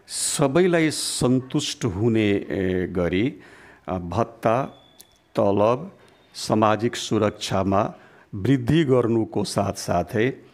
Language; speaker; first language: Nepali; non-native, local second language; Bhojpuri